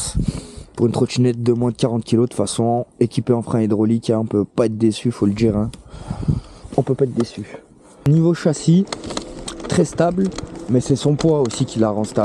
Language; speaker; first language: French; native; French